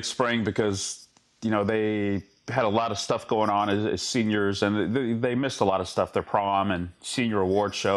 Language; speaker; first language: English; native; English